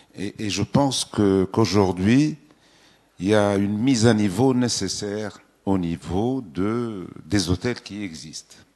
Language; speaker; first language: French; non-native, local second language; Arabic